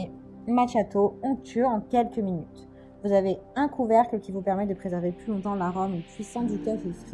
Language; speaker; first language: French; native; French